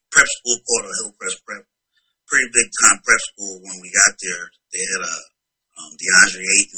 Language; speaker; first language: English; native; English